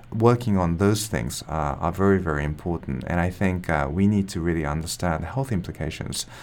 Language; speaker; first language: English; non-native, fluent; Japanese